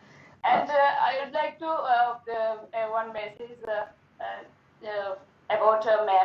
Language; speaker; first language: English; non-native, learner; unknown